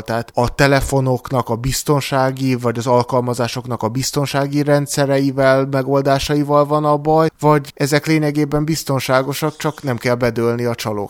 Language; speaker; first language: Hungarian; native; Hungarian